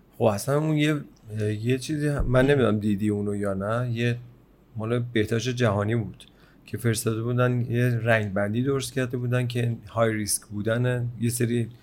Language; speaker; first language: Persian; native; Persian